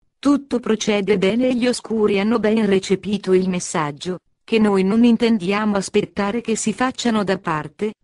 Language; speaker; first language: Italian; native; Italian